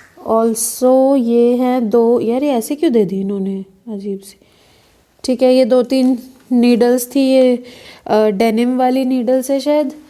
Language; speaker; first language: Hindi; native; Hindi